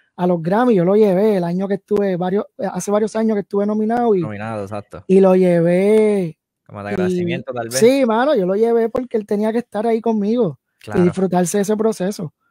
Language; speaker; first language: Spanish; early bilingual, heritage; Spanish